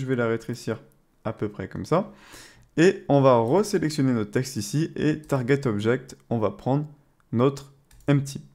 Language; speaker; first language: French; native; French